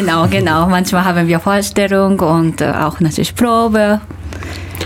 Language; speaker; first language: German; non-native, fluent; Japanese